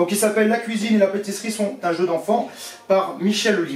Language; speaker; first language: French; native; French